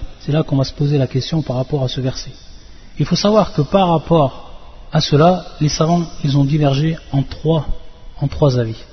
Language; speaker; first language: French; native; French